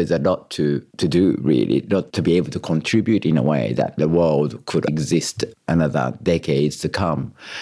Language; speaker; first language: English; non-native, fluent; Japanese